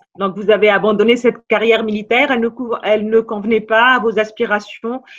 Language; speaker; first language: French; non-native, local second language; Arabic